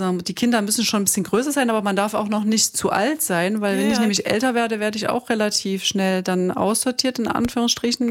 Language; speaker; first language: German; native; German